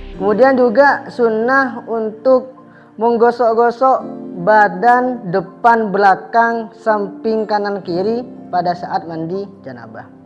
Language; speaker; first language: Indonesian; non-native, local second language; Madurese